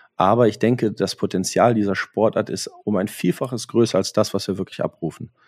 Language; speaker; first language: German; native; German